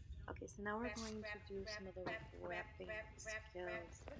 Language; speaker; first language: English; native; English